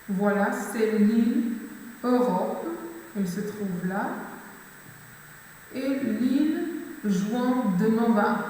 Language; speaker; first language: French; non-native, fluent; Macedonian